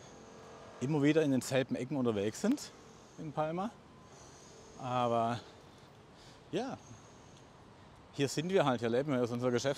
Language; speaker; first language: German; native; German